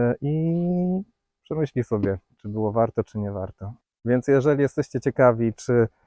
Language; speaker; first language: Polish; native; Polish